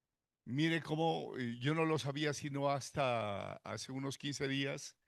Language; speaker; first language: Spanish; native; Spanish